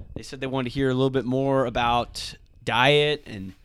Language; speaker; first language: English; native; English